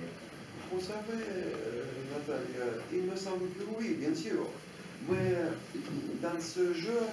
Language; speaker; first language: French; non-native, fluent; Russian